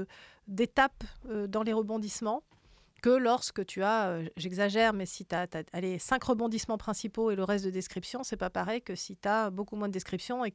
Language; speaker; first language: French; native; French